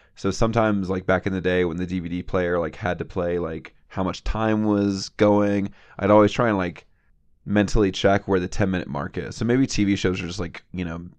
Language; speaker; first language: English; native; English